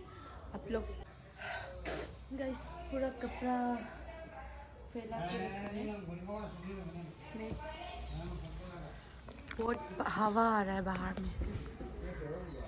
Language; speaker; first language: Hindi; non-native, local second language; Bodo